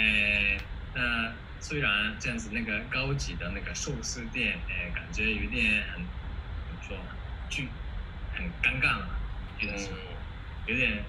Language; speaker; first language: Chinese; non-native, fluent; Japanese